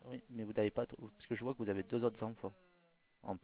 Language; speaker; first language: French; native; French